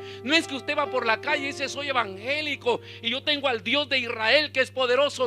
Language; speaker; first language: Spanish; native; Spanish